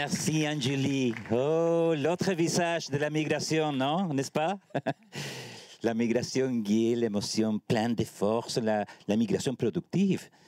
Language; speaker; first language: French; non-native, learner; Spanish